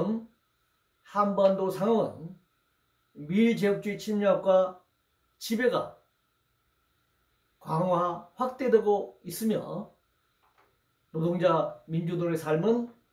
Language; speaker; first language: Korean; native; Korean